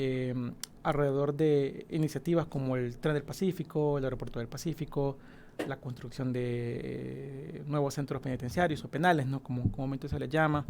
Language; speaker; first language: Spanish; native; Spanish